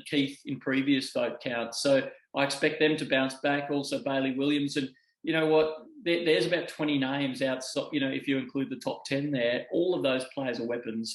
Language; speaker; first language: English; native; English